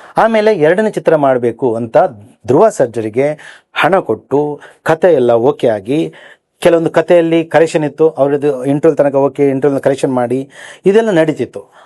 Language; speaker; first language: Kannada; native; Kannada